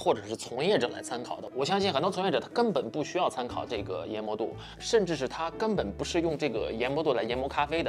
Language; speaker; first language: Chinese; native; Chinese